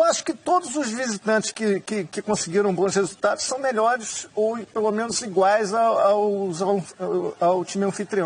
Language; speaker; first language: Portuguese; native; Portuguese